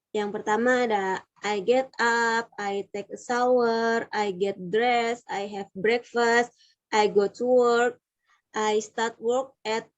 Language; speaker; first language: English; non-native, learner; Indonesian